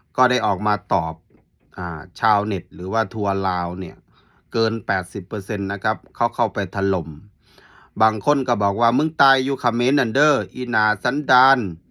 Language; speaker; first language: Thai; native; Thai